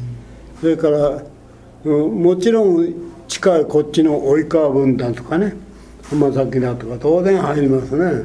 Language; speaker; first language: Japanese; native; Japanese